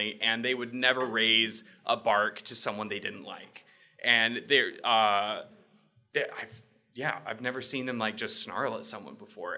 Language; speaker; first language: English; native; English